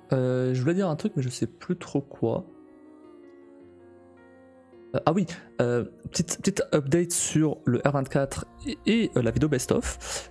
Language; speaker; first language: French; native; French